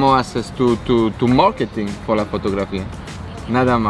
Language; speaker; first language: Spanish; non-native, learner; French